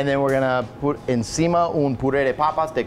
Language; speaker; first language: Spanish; non-native, learner; English